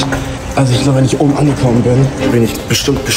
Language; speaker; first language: German; native; German